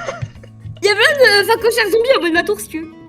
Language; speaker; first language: French; native; French